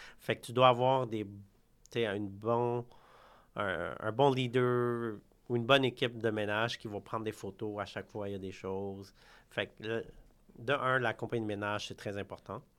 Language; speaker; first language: French; early bilingual, other home language; Khmer